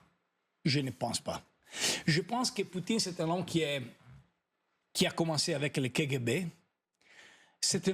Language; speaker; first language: French; non-native, fluent; Italian